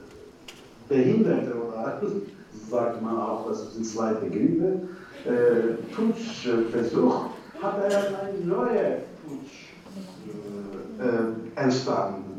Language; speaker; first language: German; non-native, learner; Turkish